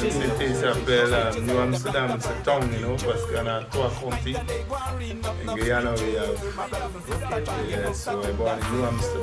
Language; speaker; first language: French; non-native, fluent; English